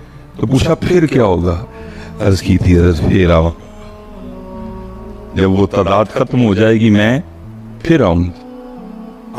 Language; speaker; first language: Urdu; non-native, local second language; Punjabi